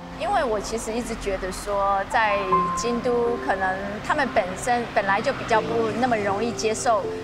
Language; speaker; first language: Chinese; native; Chinese